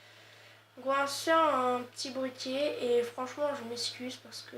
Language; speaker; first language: French; native; French